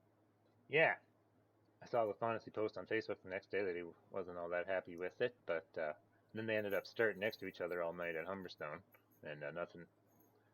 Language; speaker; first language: English; native; English